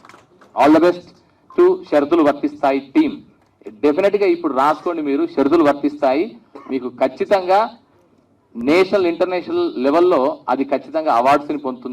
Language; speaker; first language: Telugu; native; Telugu